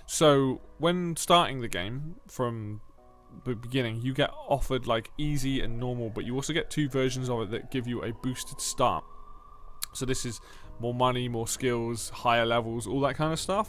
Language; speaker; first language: English; native; English